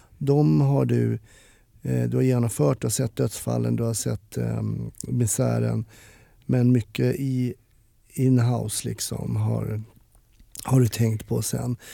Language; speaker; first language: Swedish; native; Swedish